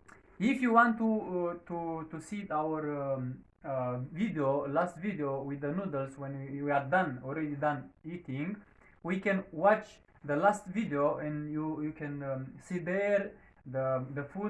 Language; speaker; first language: English; non-native, learner; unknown